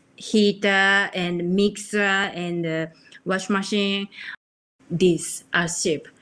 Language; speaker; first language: English; non-native, learner; Japanese